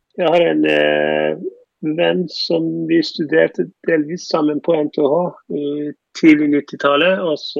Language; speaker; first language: Norwegian; non-native, fluent; Persian